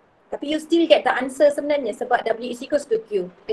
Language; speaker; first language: English; non-native, local second language; Malay